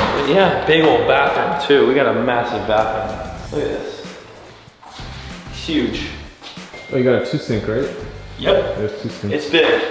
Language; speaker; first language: English; native; English